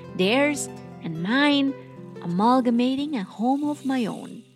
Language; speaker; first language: English; non-native, fluent; Spanish